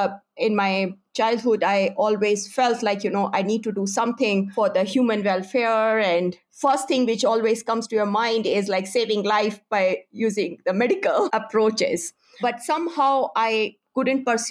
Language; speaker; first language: English; non-native, local second language; Hindi